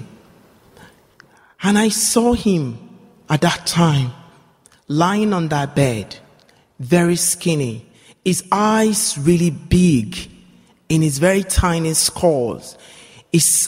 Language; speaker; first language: English; non-native, local second language; Yoruba